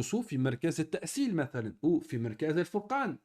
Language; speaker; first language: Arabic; non-native, fluent; French